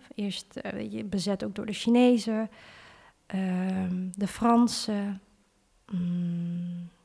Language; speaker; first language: Dutch; early bilingual, other home language; Vietnamese